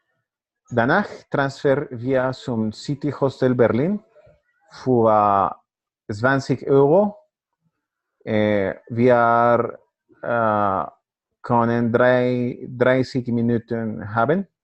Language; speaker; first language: German; non-native, learner; Spanish